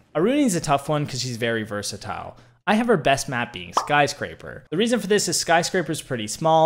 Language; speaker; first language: English; native; English